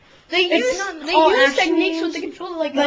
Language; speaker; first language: English; native; English